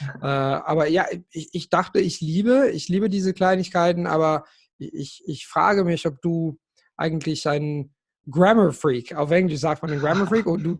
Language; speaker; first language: German; non-native, fluent; Italian